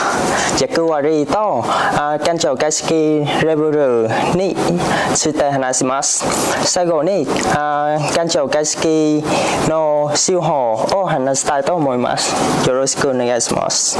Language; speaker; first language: Japanese; non-native, learner; Vietnamese